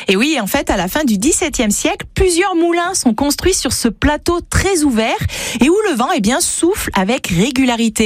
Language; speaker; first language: French; native; French